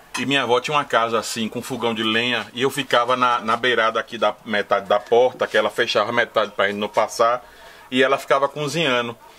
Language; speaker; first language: Portuguese; native; Portuguese